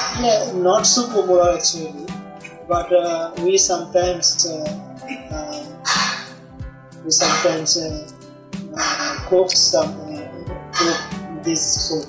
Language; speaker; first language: English; non-native, learner; Bangla